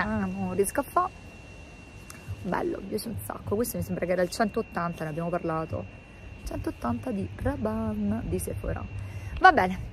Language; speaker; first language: Italian; native; Italian